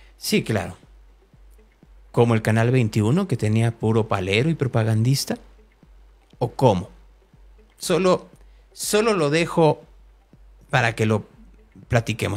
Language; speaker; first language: Spanish; native; Spanish